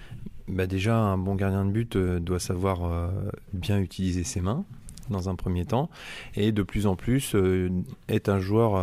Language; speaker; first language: French; native; French